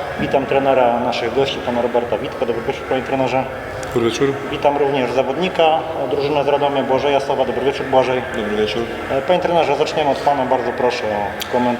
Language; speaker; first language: Polish; native; Polish